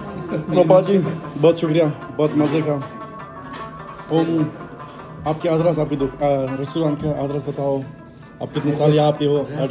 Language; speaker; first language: Hindi; non-native, fluent; Persian